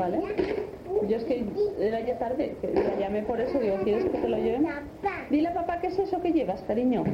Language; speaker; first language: Spanish; native; Spanish